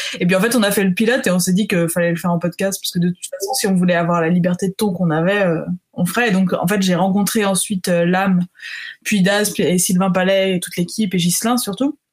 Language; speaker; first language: French; native; French